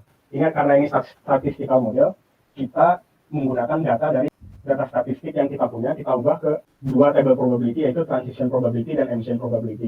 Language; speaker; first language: Indonesian; native; Indonesian